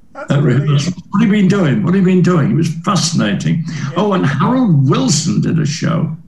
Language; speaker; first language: English; native; English